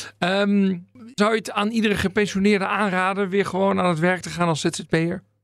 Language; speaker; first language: Dutch; native; Dutch